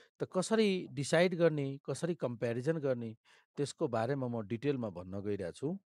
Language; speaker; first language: Nepali; non-native, local second language; Maithili